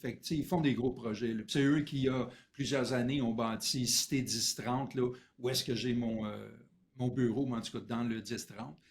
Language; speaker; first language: French; native; French